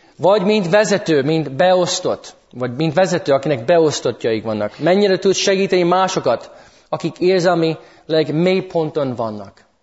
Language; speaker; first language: Hungarian; early bilingual, heritage; English